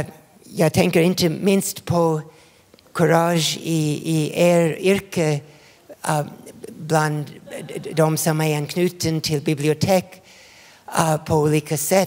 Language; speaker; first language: Swedish; non-native, fluent; English